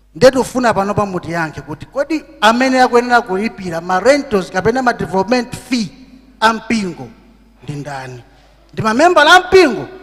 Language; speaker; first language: Nyanja; native; Nyanja